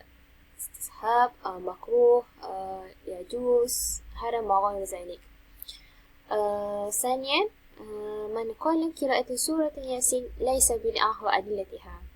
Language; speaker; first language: Arabic; non-native, learner; Malay